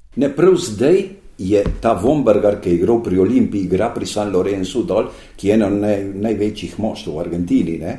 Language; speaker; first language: Slovenian; early bilingual, heritage; Slovenian